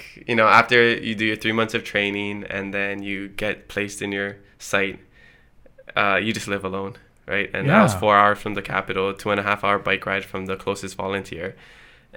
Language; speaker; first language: English; early bilingual, other home language; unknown